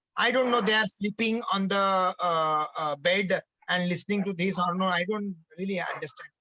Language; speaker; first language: English; non-native, local second language; Marathi